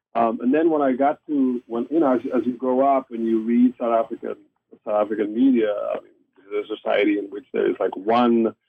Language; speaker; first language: English; non-native, local second language; Afrikaans